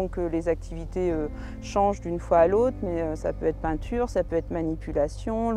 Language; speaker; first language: French; native; French